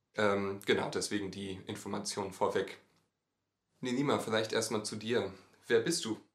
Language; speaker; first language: German; native; German